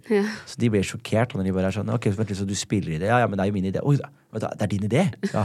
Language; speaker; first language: Norwegian; early bilingual, other home language; Somali